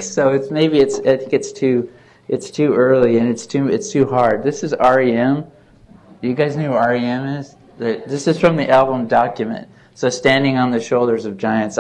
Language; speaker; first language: English; native; English